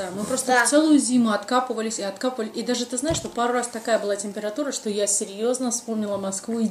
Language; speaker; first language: Russian; native; Russian